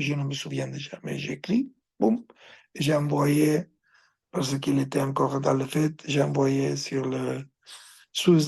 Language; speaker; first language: French; non-native, fluent; Spanish